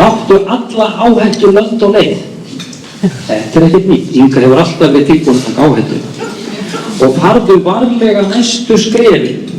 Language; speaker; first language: Icelandic; native; Icelandic